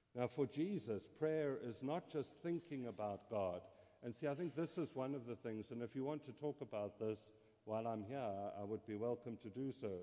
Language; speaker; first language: English; native; English